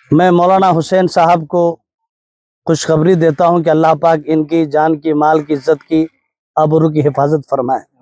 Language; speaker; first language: Urdu; native; Urdu